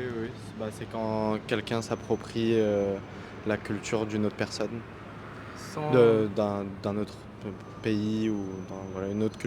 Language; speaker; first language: French; non-native, fluent; Russian